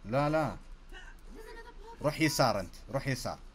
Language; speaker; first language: Arabic; native; Arabic